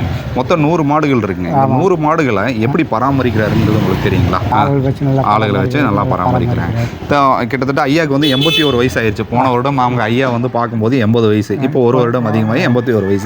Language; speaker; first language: Tamil; native; Tamil